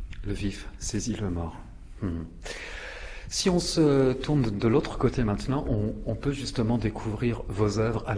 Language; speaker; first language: French; native; French